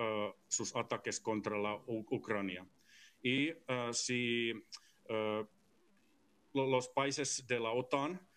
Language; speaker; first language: Spanish; non-native, fluent; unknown